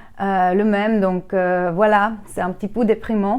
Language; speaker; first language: French; non-native, learner; Polish